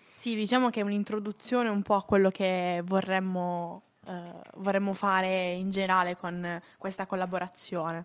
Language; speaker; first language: Italian; native; Italian